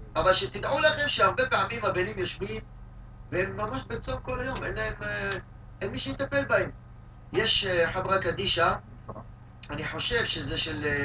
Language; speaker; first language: Hebrew; native; Hebrew